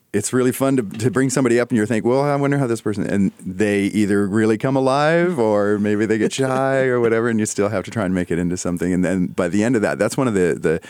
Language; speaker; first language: English; native; English